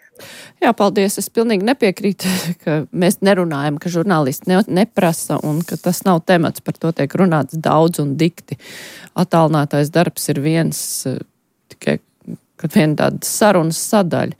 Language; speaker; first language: Latvian; native; Latvian